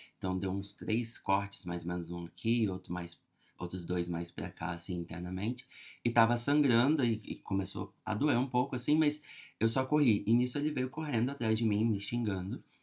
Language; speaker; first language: Portuguese; native; Portuguese